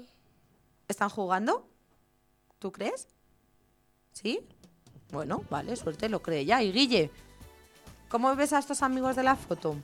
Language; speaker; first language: Spanish; native; Spanish